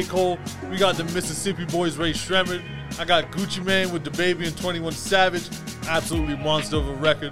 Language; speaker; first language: English; native; English